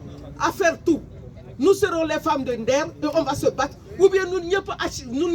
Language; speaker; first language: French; non-native, local second language; Wolof